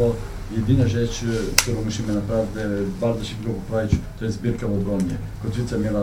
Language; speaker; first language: Polish; non-native, fluent; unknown